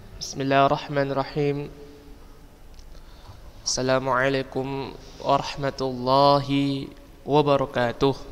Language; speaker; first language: Arabic; non-native, fluent; Indonesian